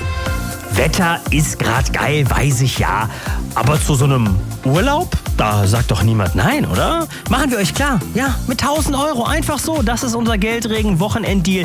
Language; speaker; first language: German; native; German